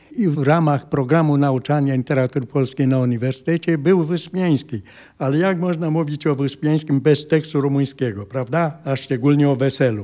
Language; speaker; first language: Polish; non-native, fluent; Romanian